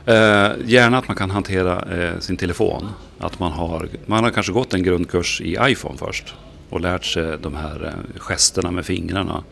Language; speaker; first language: Swedish; native; Swedish